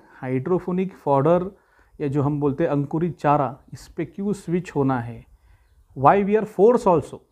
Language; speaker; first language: Hindi; native; Hindi